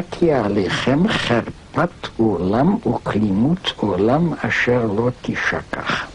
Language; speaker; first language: Hebrew; non-native, fluent; German